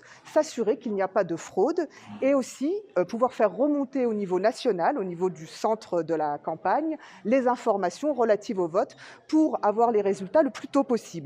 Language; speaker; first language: French; native; French